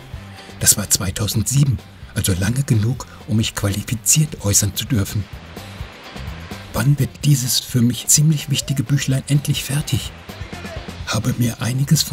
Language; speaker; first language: German; native; German